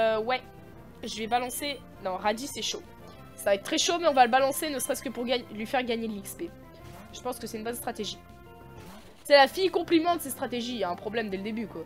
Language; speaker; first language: French; native; French